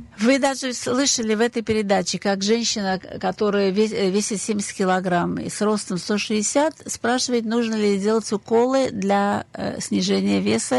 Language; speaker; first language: Russian; native; Russian